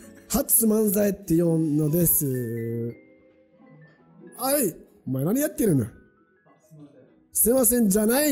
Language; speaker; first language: Japanese; non-native, fluent; Arabic